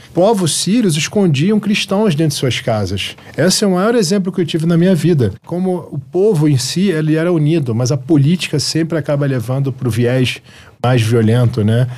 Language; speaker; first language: Portuguese; early bilingual, heritage; Arabic